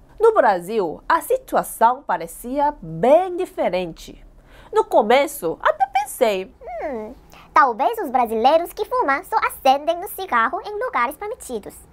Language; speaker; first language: Portuguese; non-native, fluent; Korean